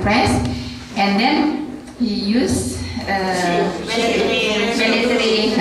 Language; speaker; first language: English; non-native, learner; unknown